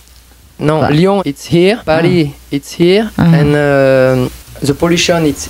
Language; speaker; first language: English; non-native, learner; French